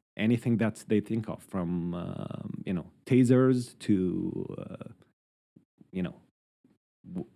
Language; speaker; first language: English; non-native, fluent; Arabic